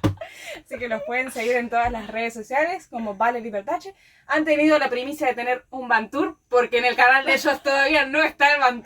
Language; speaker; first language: Spanish; native; Spanish